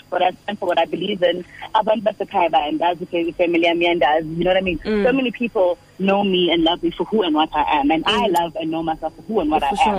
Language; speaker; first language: English; non-native, local second language; Xhosa